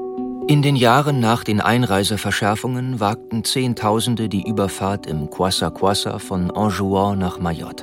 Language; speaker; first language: German; native; German